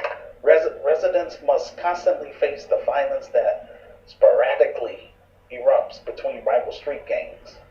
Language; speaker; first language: English; native; English